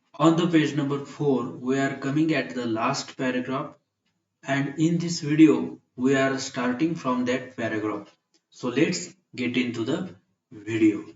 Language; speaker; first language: English; non-native, local second language; Marathi